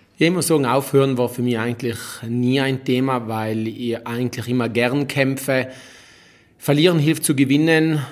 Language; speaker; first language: German; native; German